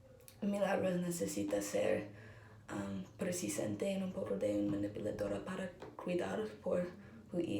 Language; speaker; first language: Spanish; non-native, learner; English